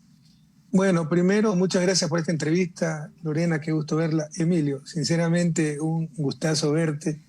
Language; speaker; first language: Spanish; native; Spanish